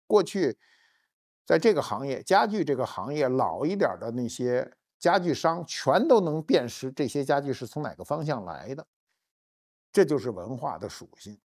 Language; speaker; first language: Chinese; native; Chinese